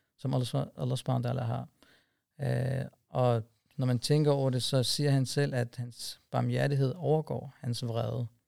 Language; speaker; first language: Danish; early bilingual, other home language; Urdu